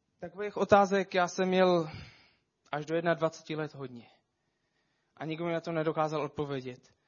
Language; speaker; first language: Czech; non-native, fluent; Arabic